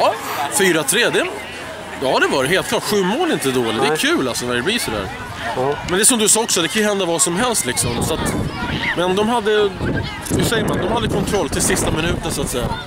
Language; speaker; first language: Swedish; native; Swedish